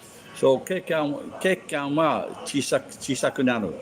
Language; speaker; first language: Japanese; non-native, learner; English